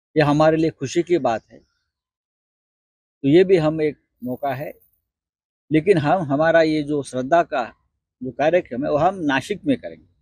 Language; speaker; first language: Hindi; non-native, local second language; Marathi